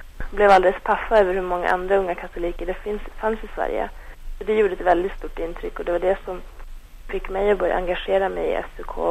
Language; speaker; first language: Swedish; native; Swedish